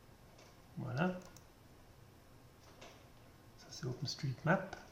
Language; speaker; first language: French; non-native, learner; German